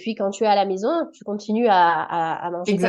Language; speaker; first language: French; native; French